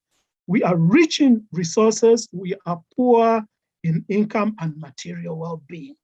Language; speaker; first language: English; non-native, local second language; Ganda